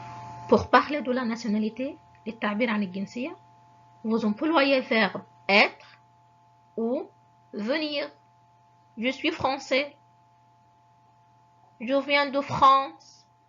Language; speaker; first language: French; non-native, fluent; Arabic